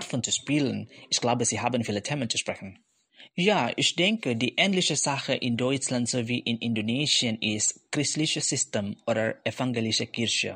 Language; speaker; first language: German; non-native, fluent; Indonesian